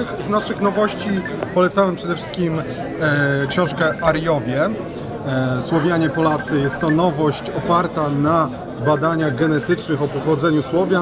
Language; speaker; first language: Polish; native; Polish